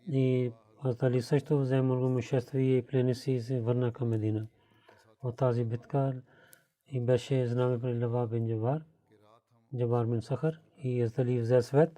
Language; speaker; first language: Bulgarian; non-native, learner; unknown